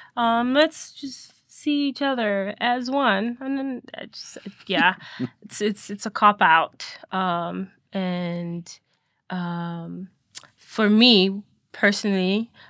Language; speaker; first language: English; non-native, local second language; Yoruba